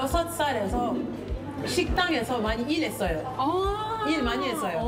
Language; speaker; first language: Korean; non-native, learner; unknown